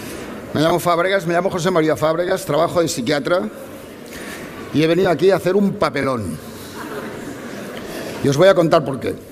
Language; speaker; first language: Spanish; native; Spanish